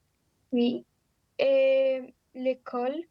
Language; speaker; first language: French; non-native, learner; Romanian